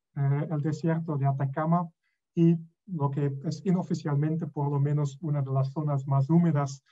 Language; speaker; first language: Spanish; non-native, fluent; Dutch